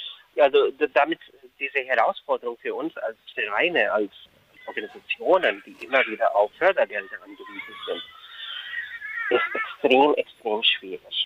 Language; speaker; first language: German; non-native, fluent; Urdu